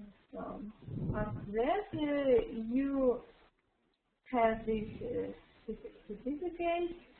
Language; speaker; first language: English; non-native, learner; Russian